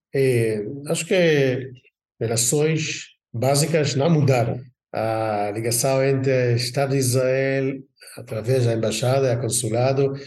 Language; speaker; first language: Portuguese; non-native, fluent; Hebrew